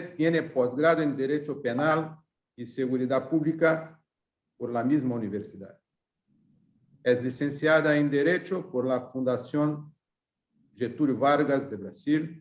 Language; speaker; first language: Spanish; non-native, fluent; Portuguese